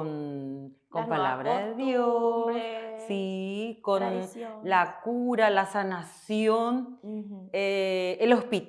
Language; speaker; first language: Spanish; non-native, fluent; Korean